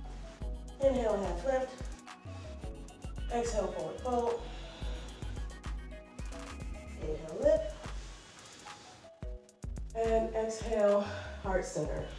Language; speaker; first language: English; native; English